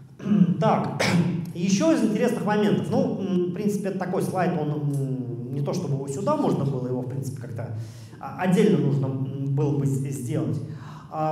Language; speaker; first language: Russian; native; Russian